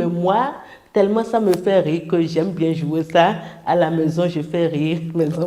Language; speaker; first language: French; native; French